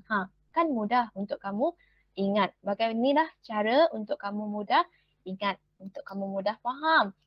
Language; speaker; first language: Malay; native; Malay